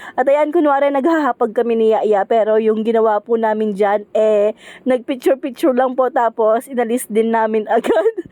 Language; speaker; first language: Filipino; non-native, local second language; Pampanga